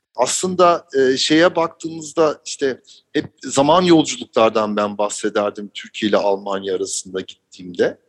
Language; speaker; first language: Turkish; early bilingual, heritage; Turkish